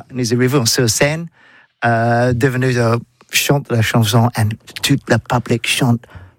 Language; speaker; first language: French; non-native, learner; English